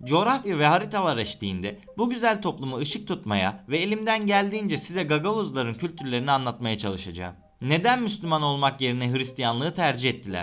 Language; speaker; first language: Turkish; native; Turkish